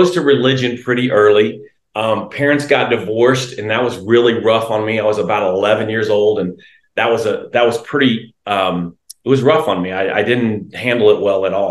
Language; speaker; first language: English; native; English